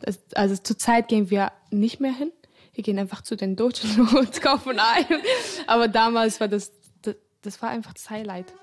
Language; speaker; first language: German; early bilingual, other home language; Arabic